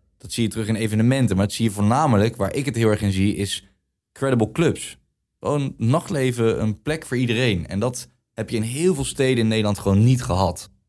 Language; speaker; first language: Dutch; native; Dutch